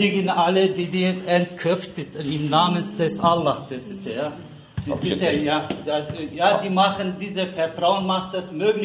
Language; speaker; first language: German; non-native, learner; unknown